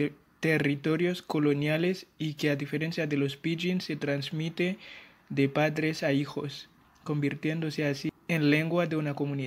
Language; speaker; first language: Spanish; non-native, fluent; Haitian Creole